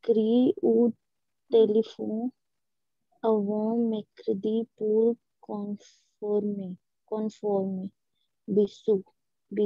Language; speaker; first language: French; non-native, learner; Hindi